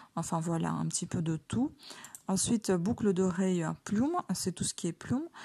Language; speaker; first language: French; non-native, fluent; Ukrainian